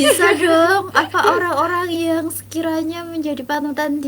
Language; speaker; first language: Indonesian; native; Indonesian